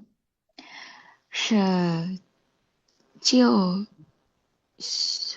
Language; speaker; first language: Chinese; non-native, learner; Indonesian